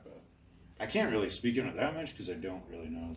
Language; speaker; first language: English; native; English